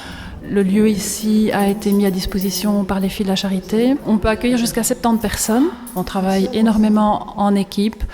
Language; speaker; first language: French; native; French